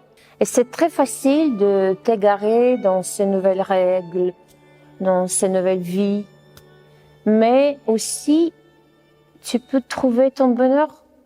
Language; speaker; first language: French; non-native, fluent; Russian